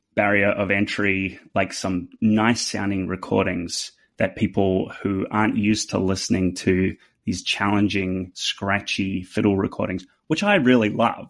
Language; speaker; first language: English; native; English